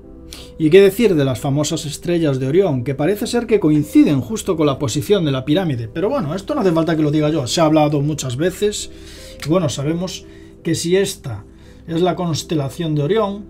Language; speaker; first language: Spanish; native; Spanish